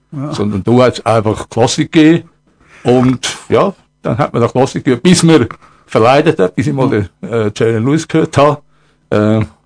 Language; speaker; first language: German; native; German